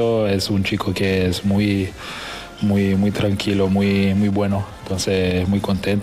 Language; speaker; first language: Spanish; non-native, fluent; French